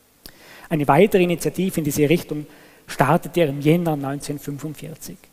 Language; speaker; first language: German; native; German